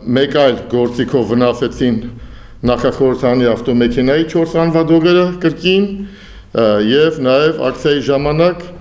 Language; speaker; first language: Armenian; native; Armenian